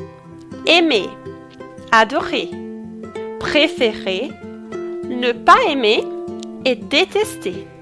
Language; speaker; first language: French; non-native, fluent; Portuguese